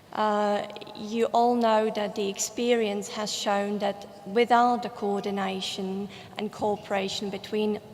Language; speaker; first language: English; non-native, fluent; Czech